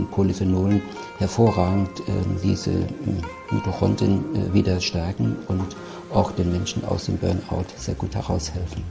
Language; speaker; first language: German; native; German